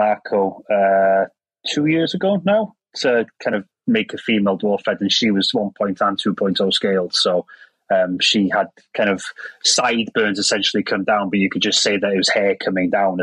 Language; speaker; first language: English; non-native, local second language; Welsh